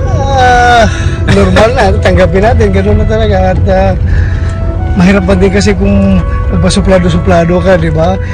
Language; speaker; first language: Filipino; native; Filipino